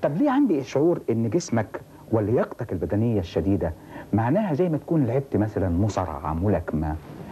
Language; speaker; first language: Arabic; native; Arabic